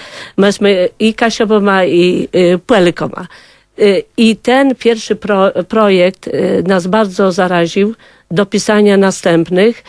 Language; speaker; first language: Polish; non-native, local second language; Kashubian